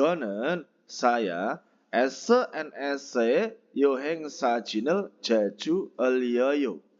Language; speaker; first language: Korean; non-native, fluent; Indonesian